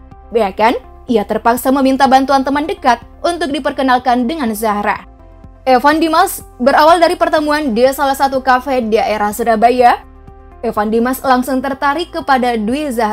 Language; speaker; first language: Indonesian; native; Indonesian